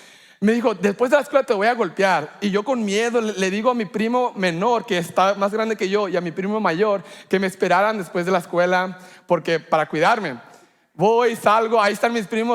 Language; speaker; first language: Spanish; early bilingual, heritage; Spanish